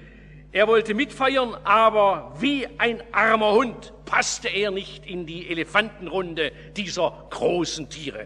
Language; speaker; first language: German; native; German